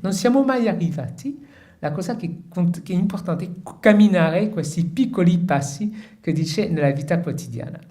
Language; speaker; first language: Italian; non-native, fluent; French